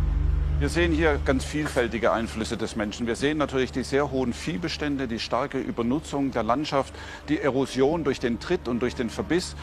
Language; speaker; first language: German; native; German